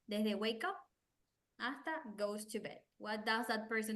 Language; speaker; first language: English; non-native, fluent; Spanish